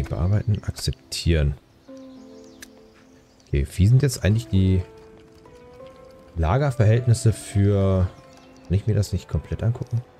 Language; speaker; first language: German; native; German